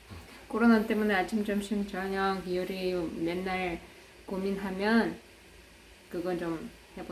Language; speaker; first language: Korean; non-native, fluent; Russian